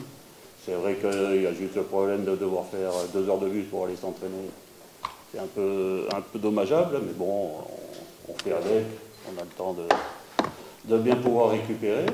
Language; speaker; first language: French; native; French